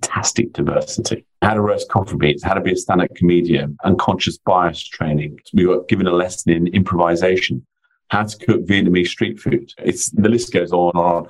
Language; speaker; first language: English; native; English